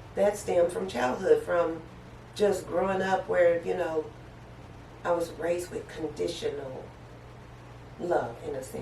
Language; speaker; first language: English; native; English